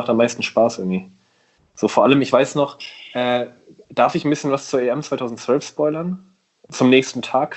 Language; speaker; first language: German; native; German